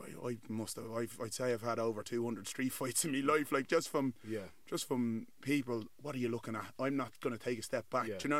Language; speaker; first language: English; native; English